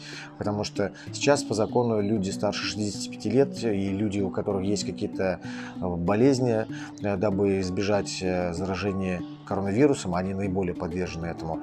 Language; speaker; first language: Russian; native; Russian